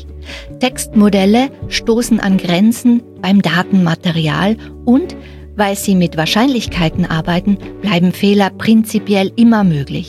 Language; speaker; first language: German; native; German